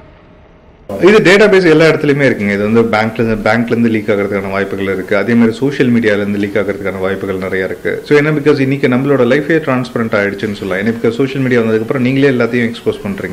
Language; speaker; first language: Tamil; native; Tamil